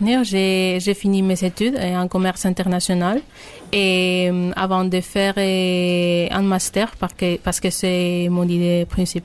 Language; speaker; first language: French; non-native, learner; Spanish